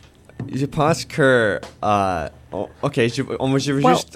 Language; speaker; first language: French; non-native, fluent; English